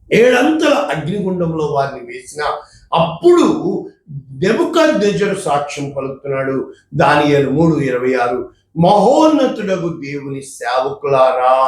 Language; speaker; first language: Telugu; native; Telugu